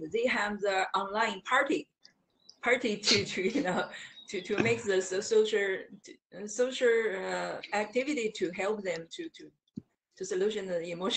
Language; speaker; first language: English; non-native, learner; Chinese